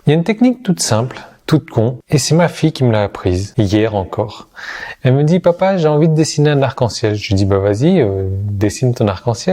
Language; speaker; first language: French; native; French